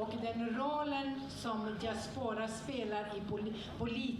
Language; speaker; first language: Swedish; non-native, fluent; French